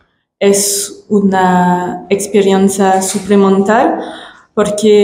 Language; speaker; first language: Spanish; non-native, learner; French